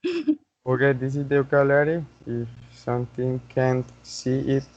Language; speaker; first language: English; non-native, learner; Spanish